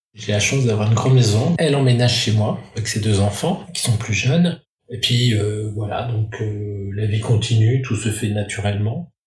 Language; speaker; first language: French; native; French